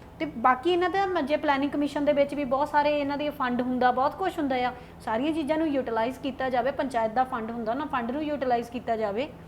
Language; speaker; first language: Punjabi; native; Punjabi